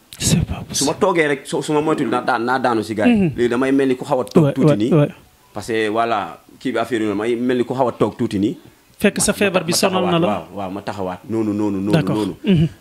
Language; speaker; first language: Wolof; non-native, local second language; Jola-Fonyi